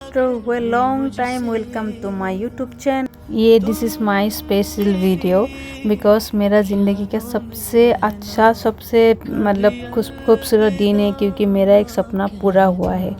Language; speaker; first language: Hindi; non-native, local second language; Assamese